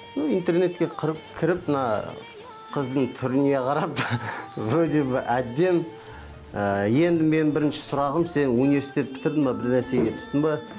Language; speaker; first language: Kazakh; non-native, local second language; Kurdish